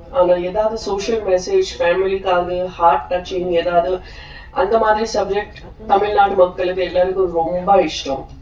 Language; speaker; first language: Tamil; non-native, fluent; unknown